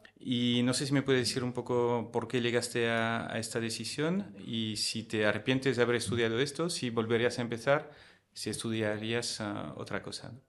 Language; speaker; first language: Spanish; non-native, fluent; French